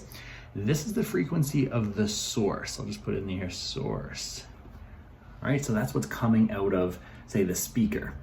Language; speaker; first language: English; native; English